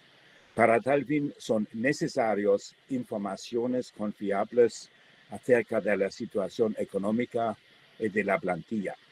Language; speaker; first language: Spanish; non-native, fluent; German